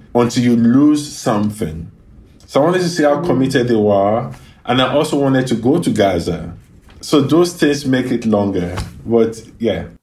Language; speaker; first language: English; non-native, local second language; Yoruba